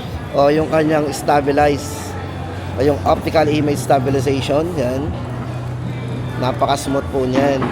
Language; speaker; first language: Filipino; native; Filipino